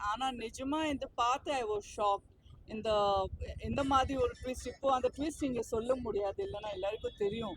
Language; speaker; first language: Tamil; non-native, fluent; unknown